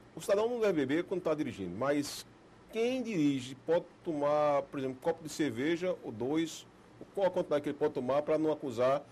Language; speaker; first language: Portuguese; native; Portuguese